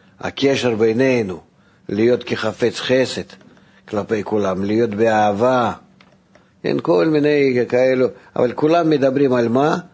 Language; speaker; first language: Hebrew; non-native, fluent; Russian